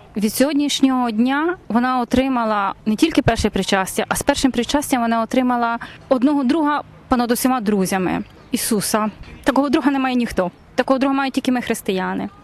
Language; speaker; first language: Ukrainian; native; Ukrainian